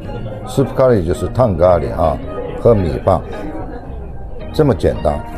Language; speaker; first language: Chinese; non-native, fluent; Japanese